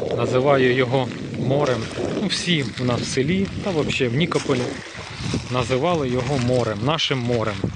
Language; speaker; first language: Ukrainian; native; Ukrainian